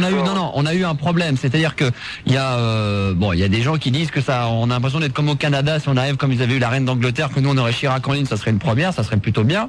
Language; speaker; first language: French; native; French